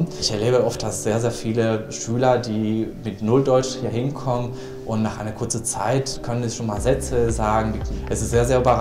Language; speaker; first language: German; non-native, fluent; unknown